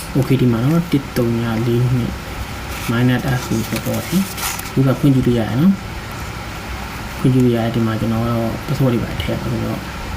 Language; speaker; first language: Burmese; native; Burmese